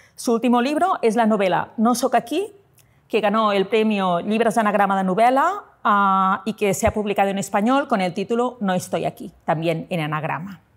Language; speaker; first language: Spanish; non-native, local second language; Catalan